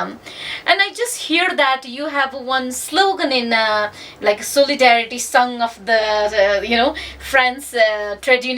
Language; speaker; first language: English; non-native, fluent; Nepali